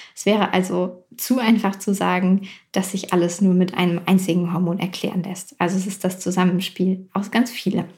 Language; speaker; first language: German; native; German